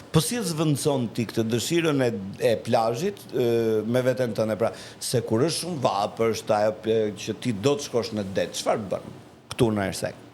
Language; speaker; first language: Albanian; native; Albanian